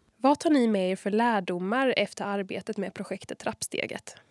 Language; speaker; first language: Swedish; native; Swedish